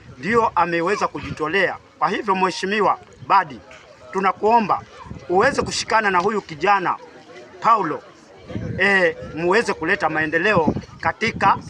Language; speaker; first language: Swahili; native; Swahili